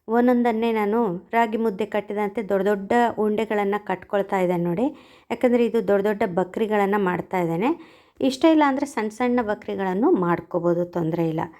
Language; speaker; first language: Kannada; non-native, local second language; Konkani